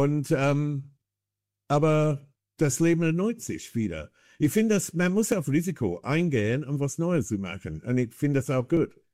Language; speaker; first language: German; non-native, fluent; English